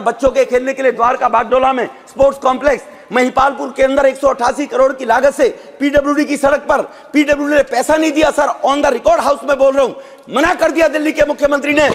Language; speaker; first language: Hindi; native; Hindi